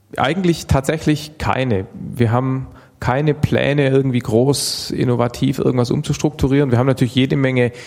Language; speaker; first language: German; native; German